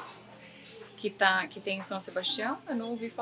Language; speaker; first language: Portuguese; native; Portuguese